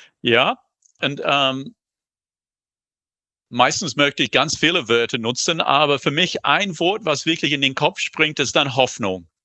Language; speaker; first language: German; non-native, fluent; English